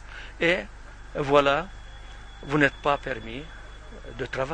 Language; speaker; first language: French; non-native, fluent; Arabic